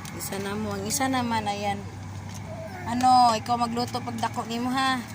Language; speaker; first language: Filipino; non-native, local second language; Cebuano